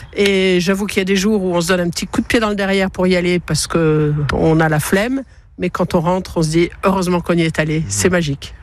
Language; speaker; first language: French; native; French